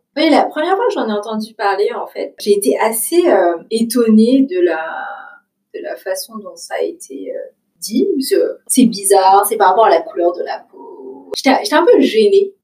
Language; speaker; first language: French; early bilingual, other home language; Vietnamese